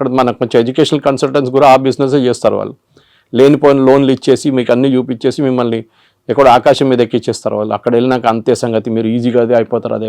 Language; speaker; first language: Telugu; non-native, local second language; Malayalam